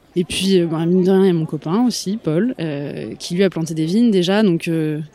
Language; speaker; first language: French; native; French